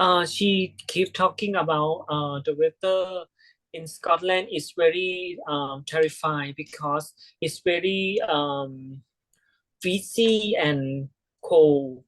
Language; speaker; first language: English; non-native, learner; Thai